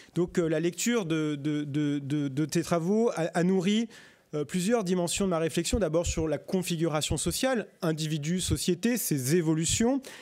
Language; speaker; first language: French; native; French